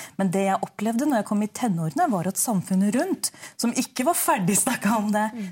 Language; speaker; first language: Norwegian; early bilingual, other home language; Urdu